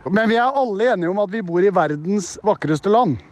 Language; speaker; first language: Norwegian; native; Norwegian